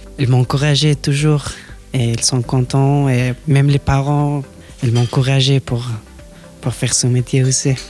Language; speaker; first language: French; non-native, learner; Persian